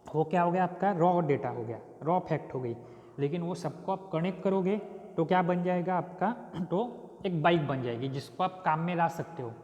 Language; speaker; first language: Hindi; non-native, local second language; Marathi